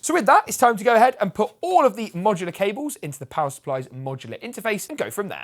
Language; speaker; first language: English; native; English